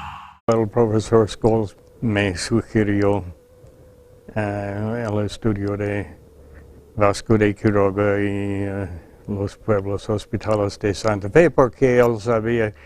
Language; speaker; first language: Spanish; non-native, fluent; English